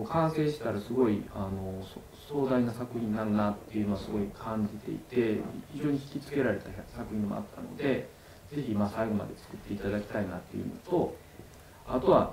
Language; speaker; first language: Japanese; native; Japanese